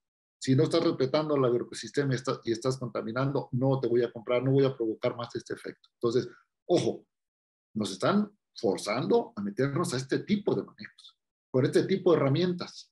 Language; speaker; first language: Spanish; native; Spanish